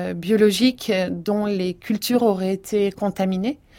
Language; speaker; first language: French; native; French